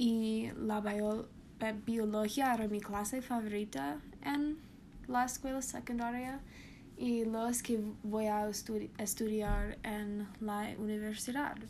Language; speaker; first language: Spanish; non-native, learner; English